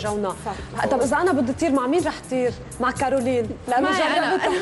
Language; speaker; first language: Arabic; native; Arabic